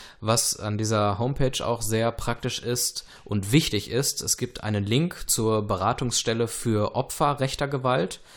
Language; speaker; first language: German; early bilingual, other home language; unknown